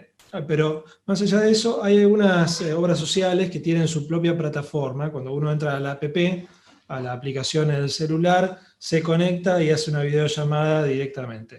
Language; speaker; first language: Spanish; native; Spanish